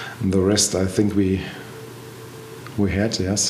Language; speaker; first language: English; non-native, learner; German